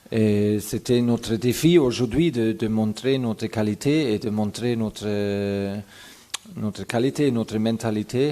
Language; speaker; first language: French; non-native, fluent; German